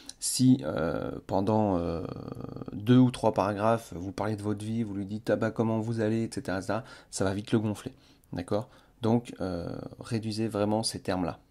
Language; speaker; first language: French; native; French